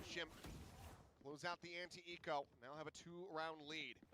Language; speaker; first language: English; native; English